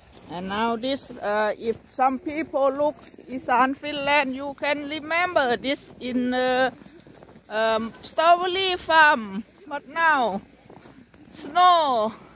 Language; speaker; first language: English; non-native, learner; Thai